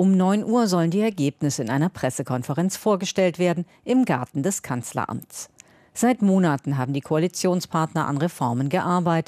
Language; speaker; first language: German; native; German